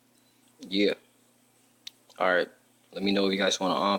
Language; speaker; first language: English; native; English